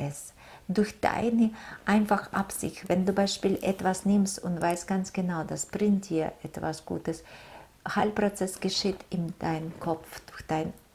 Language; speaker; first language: German; non-native, fluent; Russian